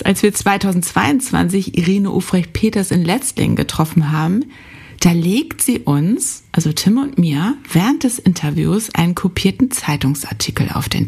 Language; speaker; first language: German; native; German